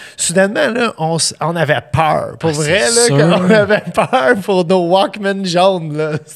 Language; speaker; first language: French; native; French